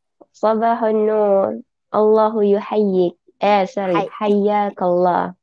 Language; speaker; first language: Arabic; non-native, fluent; Malay